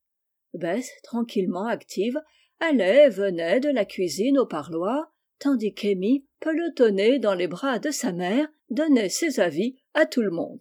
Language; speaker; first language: French; native; French